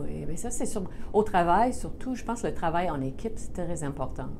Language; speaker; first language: French; non-native, local second language; English